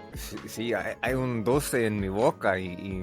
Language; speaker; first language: Spanish; non-native, learner; English